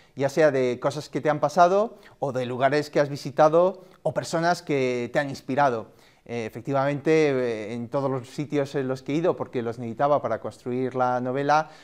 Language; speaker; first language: Spanish; native; Spanish